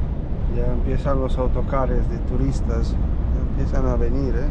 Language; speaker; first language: Spanish; non-native, local second language; Catalan